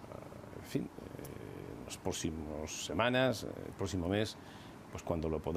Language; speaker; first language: Spanish; native; Spanish